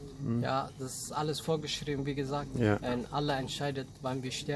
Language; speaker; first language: German; early bilingual, other home language; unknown